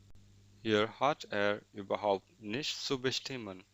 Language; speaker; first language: German; non-native, fluent; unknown